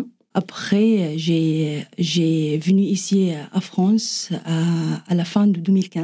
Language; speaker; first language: French; non-native, learner; Arabic